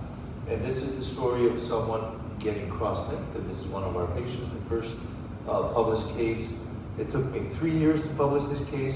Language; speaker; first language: English; non-native, fluent; Greek